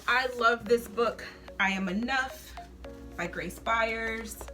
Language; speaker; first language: English; native; English